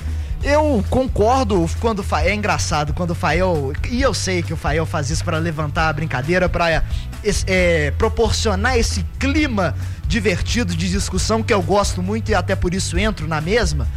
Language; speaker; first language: Portuguese; native; Portuguese